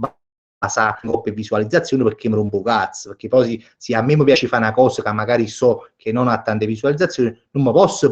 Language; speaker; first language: Italian; native; Italian